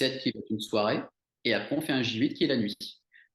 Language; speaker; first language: French; native; French